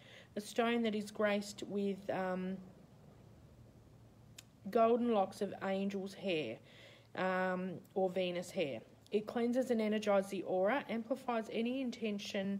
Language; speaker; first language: English; native; English